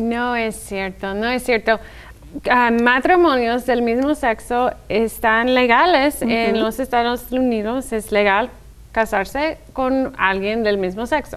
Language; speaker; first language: Spanish; non-native, fluent; English